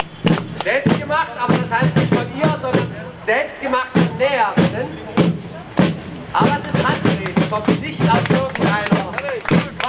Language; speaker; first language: German; native; German